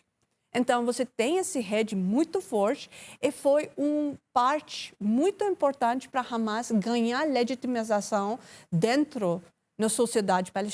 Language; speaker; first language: Portuguese; non-native, learner; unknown